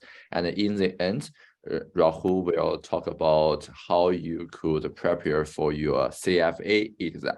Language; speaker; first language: English; non-native, fluent; Chinese